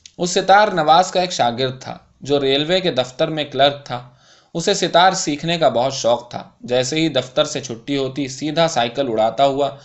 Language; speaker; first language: Urdu; native; Urdu